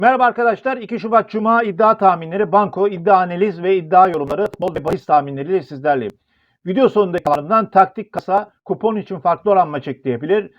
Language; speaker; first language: Turkish; native; Turkish